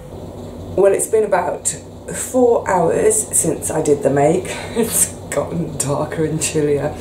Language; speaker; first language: English; native; English